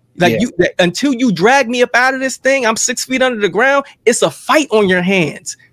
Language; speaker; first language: English; native; English